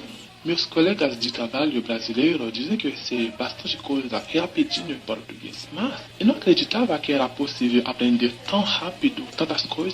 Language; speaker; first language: Portuguese; non-native, learner; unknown